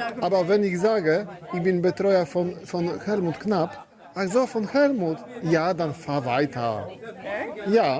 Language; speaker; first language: German; non-native, learner; Polish